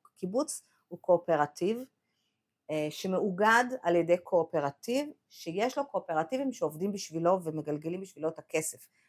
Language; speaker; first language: Hebrew; native; Hebrew